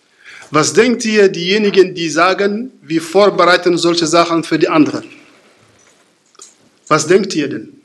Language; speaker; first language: German; non-native, fluent; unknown